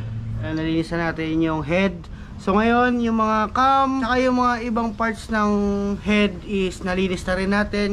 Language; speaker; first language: Filipino; native; Filipino